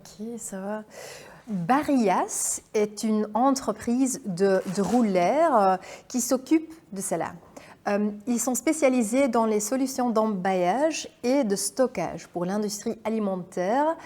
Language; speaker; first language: French; non-native, local second language; Dutch